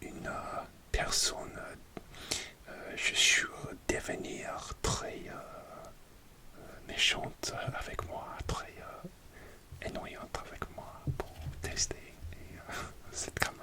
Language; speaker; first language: French; non-native, learner; English